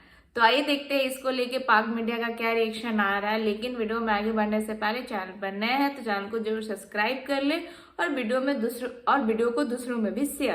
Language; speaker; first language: Hindi; native; Hindi